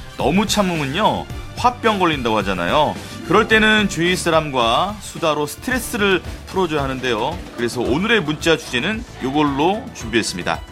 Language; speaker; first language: Korean; native; Korean